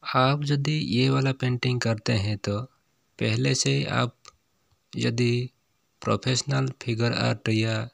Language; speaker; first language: Hindi; non-native, local second language; Odia